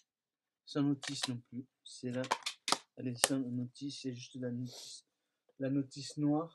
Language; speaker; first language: French; native; French